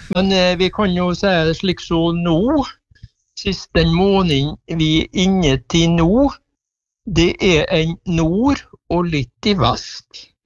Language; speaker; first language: Norwegian; native; Norwegian